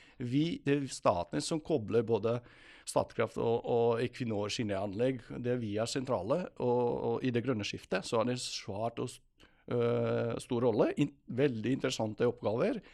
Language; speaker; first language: Norwegian; non-native, fluent; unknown